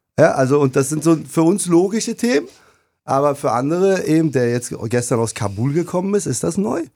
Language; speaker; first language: German; early bilingual, other home language; Turkish